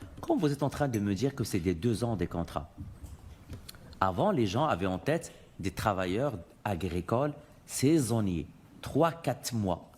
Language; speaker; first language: French; native; French